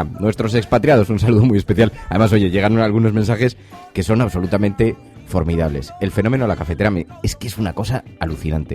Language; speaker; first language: Spanish; native; Spanish